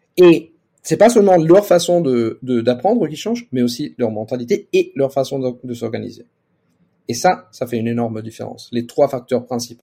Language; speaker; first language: French; non-native, fluent; Italian